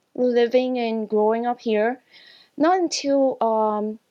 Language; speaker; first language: English; non-native, local second language; Cantonese